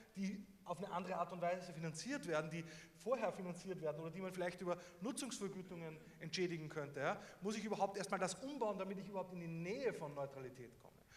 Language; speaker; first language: German; native; German